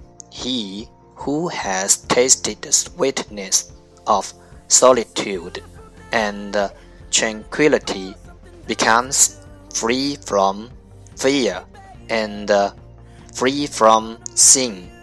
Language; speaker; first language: English; non-native, fluent; Chinese